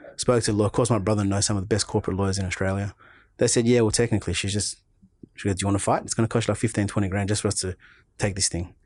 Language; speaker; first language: English; native; English